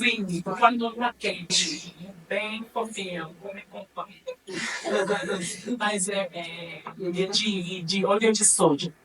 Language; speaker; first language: Portuguese; non-native, learner; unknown